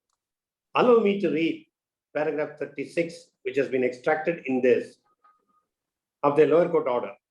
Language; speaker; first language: English; non-native, local second language; Tamil